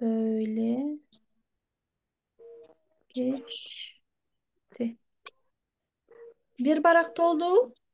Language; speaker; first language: Turkish; non-native, fluent; Kyrgyz